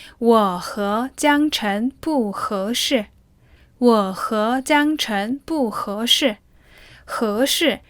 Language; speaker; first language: Chinese; non-native, fluent; Korean